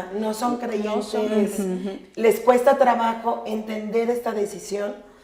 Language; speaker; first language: Spanish; native; Spanish